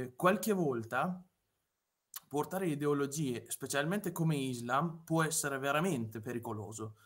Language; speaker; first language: Italian; non-native, fluent; Persian